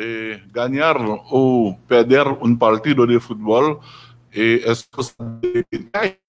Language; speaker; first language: Spanish; non-native, learner; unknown